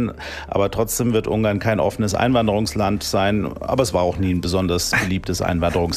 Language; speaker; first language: German; native; German